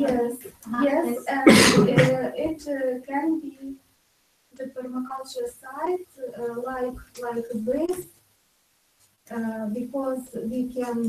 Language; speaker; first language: English; non-native, learner; Ukrainian